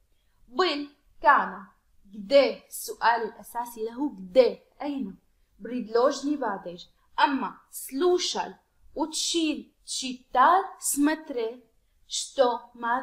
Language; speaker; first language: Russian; non-native, fluent; Arabic